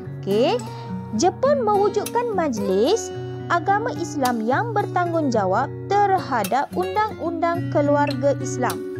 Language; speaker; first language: Malay; native; Malay